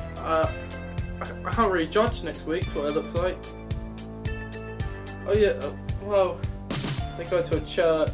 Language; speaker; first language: English; native; English